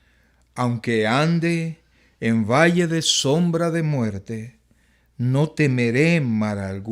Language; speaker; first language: Spanish; native; Spanish